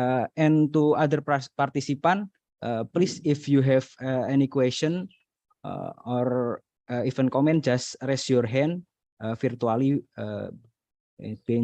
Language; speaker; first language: English; non-native, learner; Indonesian